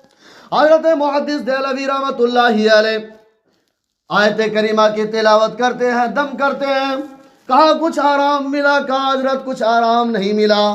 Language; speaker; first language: Urdu; native; Urdu